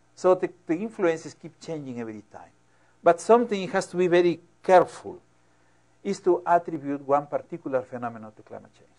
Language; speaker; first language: English; non-native, fluent; Spanish